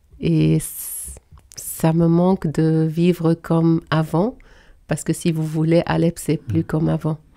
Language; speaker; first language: French; non-native, fluent; Arabic